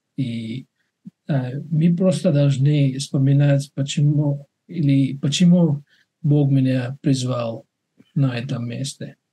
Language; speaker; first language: Russian; non-native, fluent; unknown